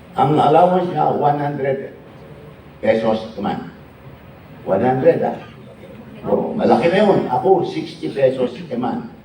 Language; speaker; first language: Filipino; non-native, local second language; Iloko